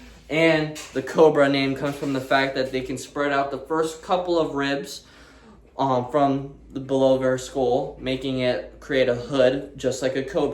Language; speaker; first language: English; native; English